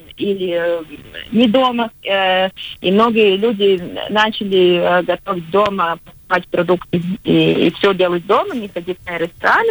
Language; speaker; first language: Russian; non-native, local second language; Latvian